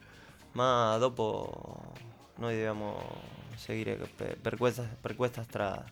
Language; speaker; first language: Italian; non-native, learner; Spanish